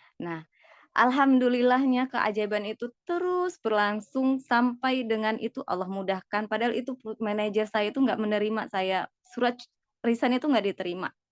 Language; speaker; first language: Indonesian; native; Indonesian